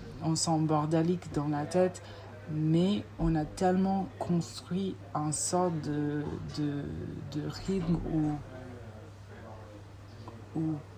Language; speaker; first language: French; non-native, fluent; English